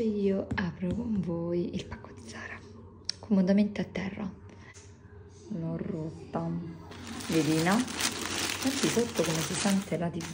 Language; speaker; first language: Italian; native; Italian